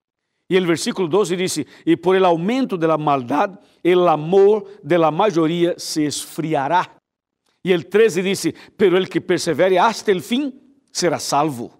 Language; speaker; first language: Spanish; non-native, fluent; Portuguese